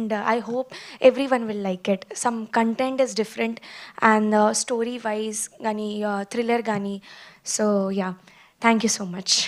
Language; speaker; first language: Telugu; non-native, learner; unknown